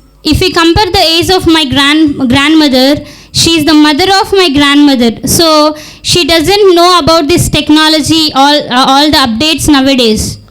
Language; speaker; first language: English; non-native, local second language; Telugu